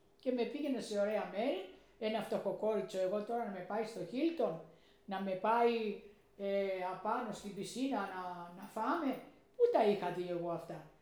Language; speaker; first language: Greek; early bilingual, heritage; Greek